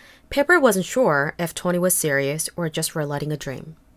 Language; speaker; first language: English; non-native, fluent; Korean